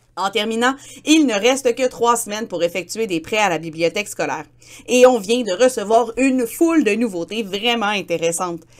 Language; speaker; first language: French; native; French